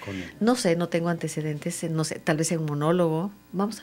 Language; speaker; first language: Spanish; native; Spanish